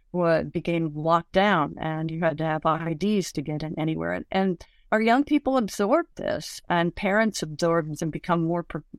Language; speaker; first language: English; native; English